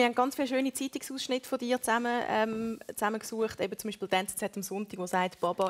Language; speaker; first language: German; native; German